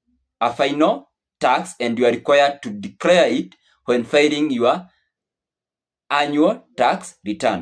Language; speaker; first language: English; non-native, local second language; Swahili